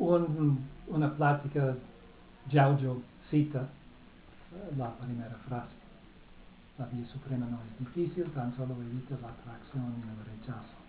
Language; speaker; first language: Spanish; non-native, fluent; English